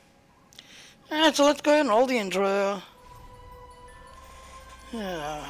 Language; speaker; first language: English; native; English